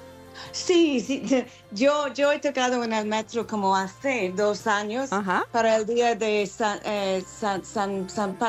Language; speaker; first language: Spanish; non-native, fluent; English